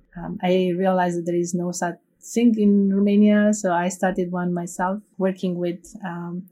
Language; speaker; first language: English; non-native, fluent; Romanian